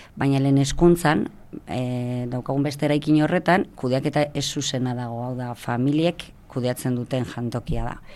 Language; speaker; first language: Basque; native; Basque